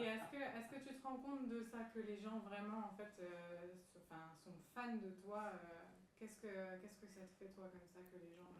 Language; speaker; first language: French; native; French